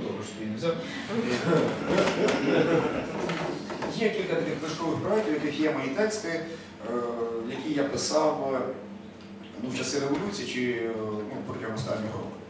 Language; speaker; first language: Ukrainian; native; Ukrainian